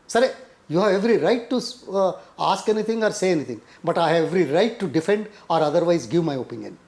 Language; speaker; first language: English; non-native, local second language; Telugu